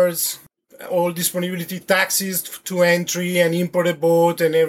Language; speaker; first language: English; non-native, fluent; Italian